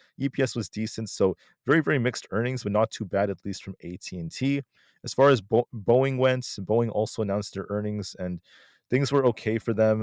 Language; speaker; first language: English; native; English